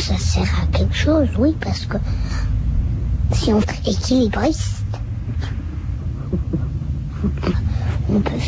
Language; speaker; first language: French; early bilingual, other home language; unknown